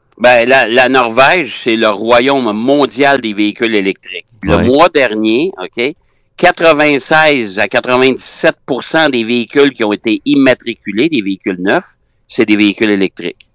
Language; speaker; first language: French; native; French